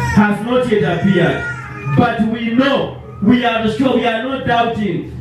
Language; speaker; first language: English; non-native, local second language; Swahili